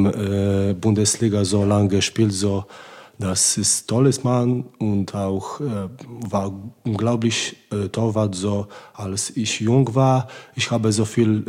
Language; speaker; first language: German; non-native, learner; Polish